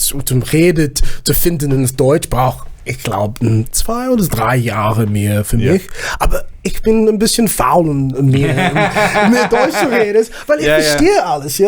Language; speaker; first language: German; non-native, learner; Zulu